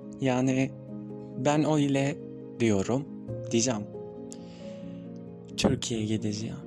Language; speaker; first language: Turkish; non-native, learner; Arabic